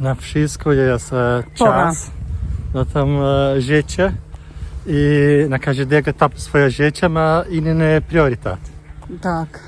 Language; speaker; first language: Polish; non-native, learner; Portuguese